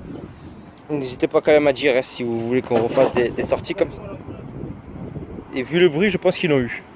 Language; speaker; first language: French; native; French